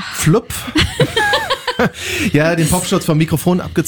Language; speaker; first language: German; native; German